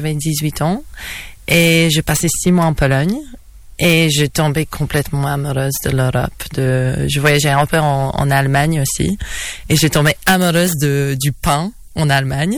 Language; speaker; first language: French; non-native, fluent; English